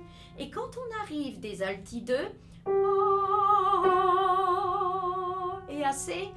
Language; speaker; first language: French; native; French